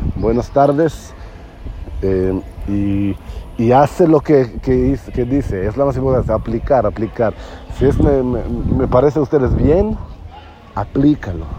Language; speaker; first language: Spanish; non-native, learner; Hebrew